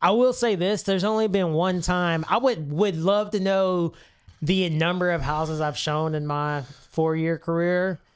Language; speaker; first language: English; native; English